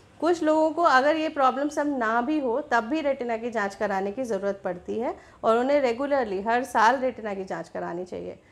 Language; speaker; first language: Hindi; native; Hindi